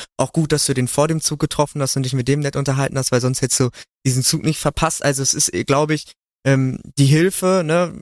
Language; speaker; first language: German; native; German